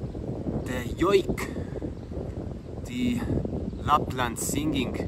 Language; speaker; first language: English; non-native, fluent; Estonian